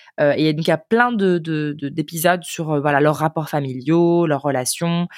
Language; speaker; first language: French; native; French